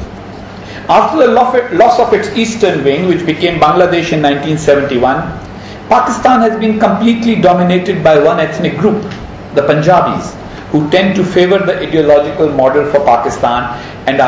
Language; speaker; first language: English; non-native, local second language; Urdu